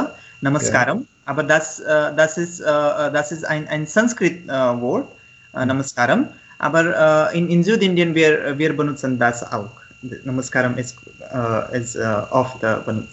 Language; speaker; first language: German; non-native, learner; Marathi